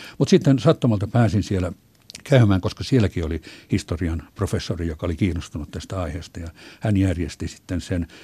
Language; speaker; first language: Finnish; native; Finnish